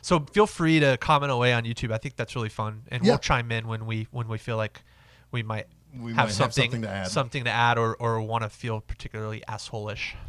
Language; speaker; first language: English; native; English